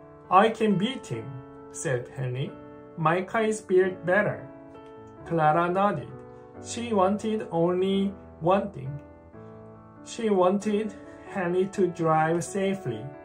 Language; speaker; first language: English; non-native, fluent; Korean